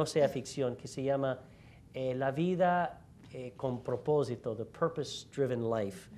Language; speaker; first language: Spanish; non-native, fluent; English